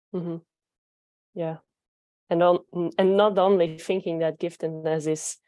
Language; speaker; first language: English; non-native, fluent; Dutch